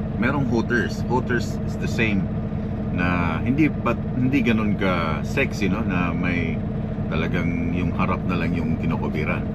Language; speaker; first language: Filipino; non-native, local second language; Cebuano